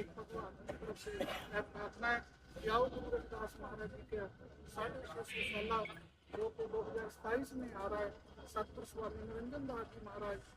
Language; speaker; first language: Hindi; non-native, local second language; Punjabi